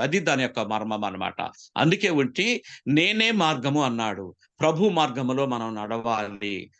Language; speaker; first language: Telugu; non-native, local second language; Koya